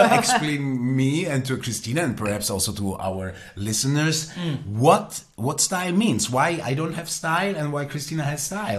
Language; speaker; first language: English; non-native, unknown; Italian